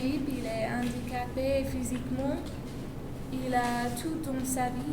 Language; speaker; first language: French; non-native, learner; English